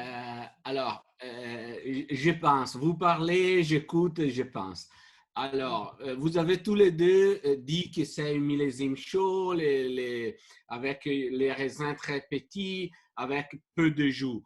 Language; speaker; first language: French; non-native, fluent; Italian